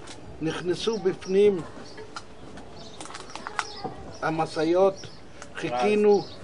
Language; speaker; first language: Hebrew; non-native, fluent; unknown